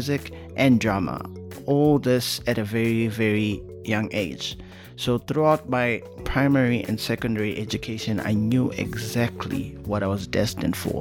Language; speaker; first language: English; non-native, local second language; Shona